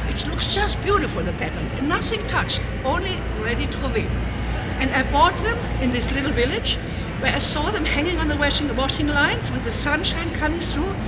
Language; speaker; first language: English; non-native, fluent; German